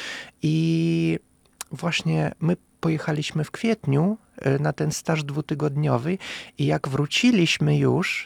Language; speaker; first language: Polish; non-native, fluent; Russian